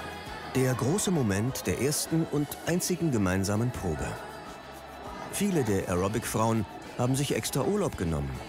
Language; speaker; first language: German; native; German